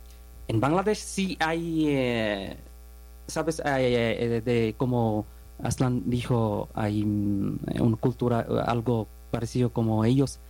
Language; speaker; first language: Spanish; non-native, learner; Bangla